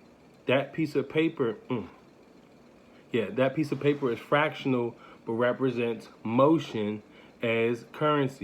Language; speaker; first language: English; native; English